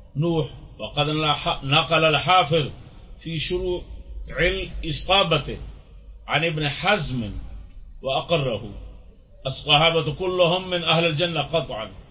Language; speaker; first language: Arabic; non-native, fluent; Urdu